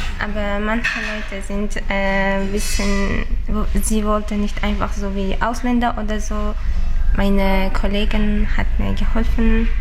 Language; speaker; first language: German; non-native, learner; Uzbek